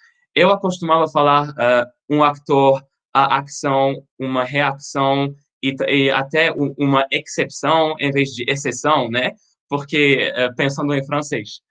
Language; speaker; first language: Portuguese; non-native, fluent; French